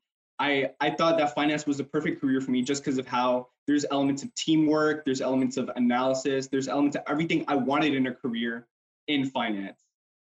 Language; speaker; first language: English; native; English